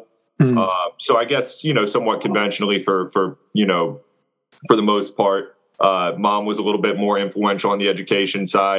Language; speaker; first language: English; native; English